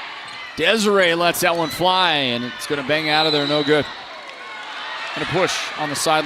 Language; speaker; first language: English; native; English